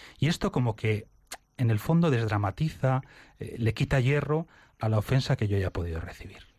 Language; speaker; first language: Spanish; native; Spanish